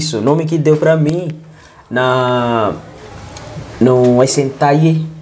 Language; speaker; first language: Portuguese; non-native, learner; Yoruba